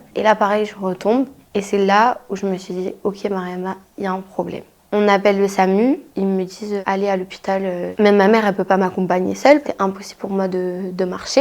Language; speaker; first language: French; native; French